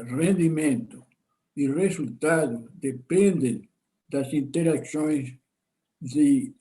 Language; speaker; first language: Portuguese; non-native, fluent; Spanish